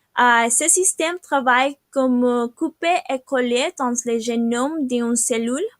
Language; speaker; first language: French; non-native, learner; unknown